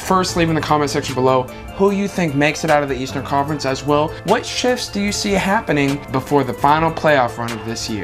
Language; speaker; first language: English; native; English